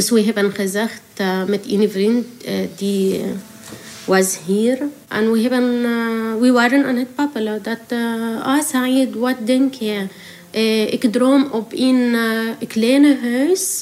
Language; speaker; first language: Dutch; non-native, learner; Arabic